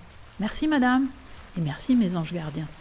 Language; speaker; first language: French; native; French